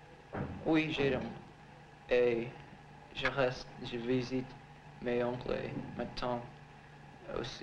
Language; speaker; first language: French; non-native, learner; English